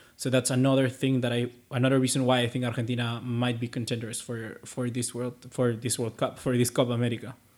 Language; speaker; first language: English; non-native, fluent; Spanish